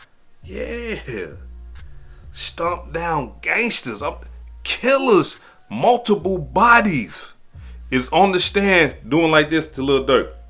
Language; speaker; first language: English; native; English